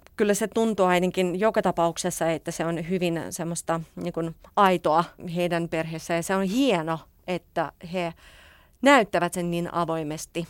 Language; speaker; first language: Finnish; non-native, fluent; Russian